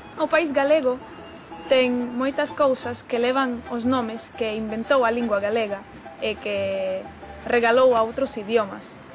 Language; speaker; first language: Galician; non-native, fluent; Russian